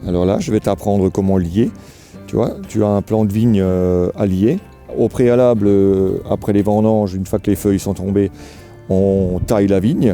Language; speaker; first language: French; native; French